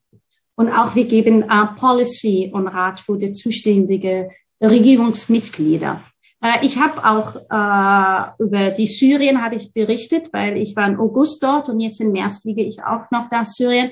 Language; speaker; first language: German; non-native, fluent; Arabic